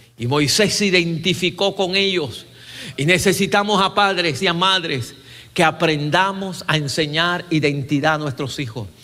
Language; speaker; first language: Spanish; native; Spanish